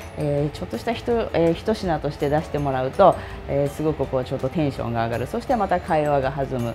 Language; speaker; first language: Japanese; native; Japanese